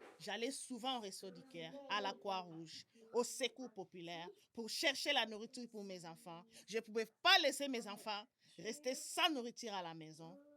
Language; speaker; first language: French; non-native, local second language; Lingala